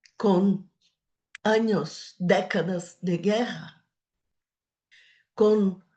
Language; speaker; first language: Spanish; non-native, fluent; Portuguese